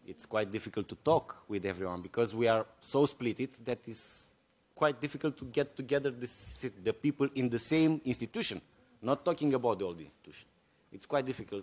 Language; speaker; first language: English; non-native, fluent; Romanian